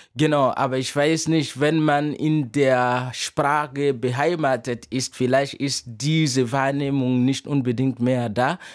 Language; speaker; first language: German; non-native, fluent; Mossi